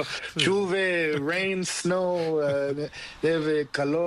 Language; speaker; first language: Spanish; non-native, learner; Portuguese